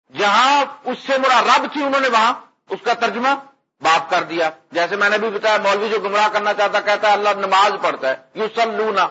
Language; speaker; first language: Urdu; non-native, local second language; Punjabi